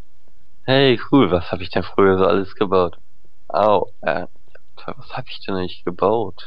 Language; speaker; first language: German; native; German